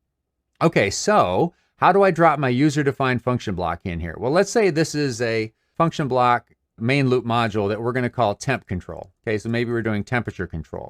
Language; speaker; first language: English; native; English